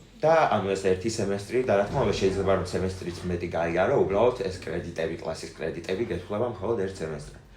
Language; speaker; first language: Georgian; native; Georgian